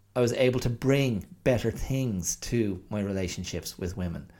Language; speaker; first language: English; native; English